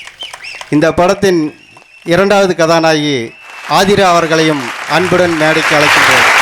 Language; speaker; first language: Tamil; native; Tamil